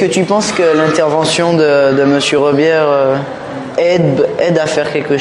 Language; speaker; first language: French; native; French